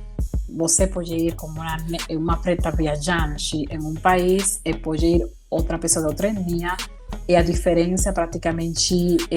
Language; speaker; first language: Portuguese; non-native, fluent; Spanish